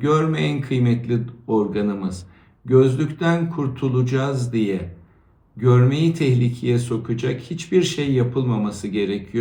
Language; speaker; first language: Turkish; native; Turkish